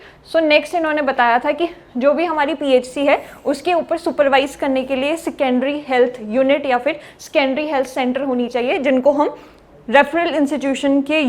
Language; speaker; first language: Hindi; native; Hindi